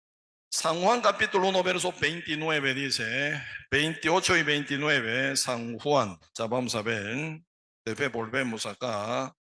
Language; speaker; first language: Spanish; non-native, learner; Korean